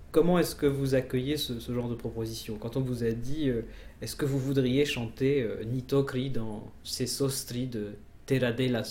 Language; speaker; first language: French; native; French